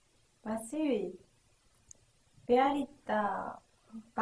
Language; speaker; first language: English; non-native, learner; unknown